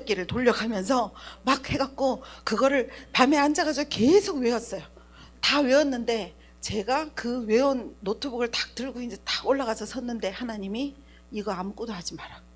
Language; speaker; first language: Korean; native; Korean